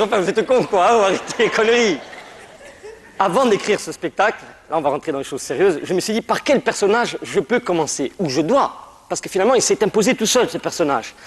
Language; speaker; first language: French; native; French